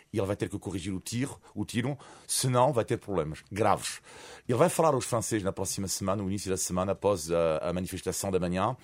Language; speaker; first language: Portuguese; non-native, fluent; French